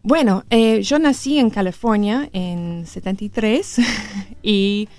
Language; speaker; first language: Spanish; non-native, learner; English